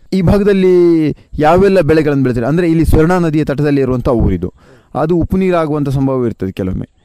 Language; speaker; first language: Kannada; native; Kannada